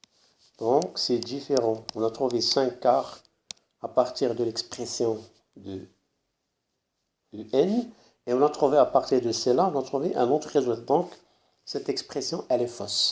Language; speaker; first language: French; non-native, local second language; Arabic